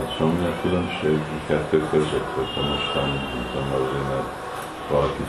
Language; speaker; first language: Hungarian; early bilingual, heritage; Hungarian